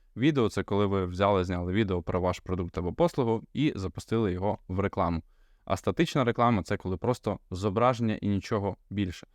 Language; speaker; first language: Ukrainian; non-native, local second language; Russian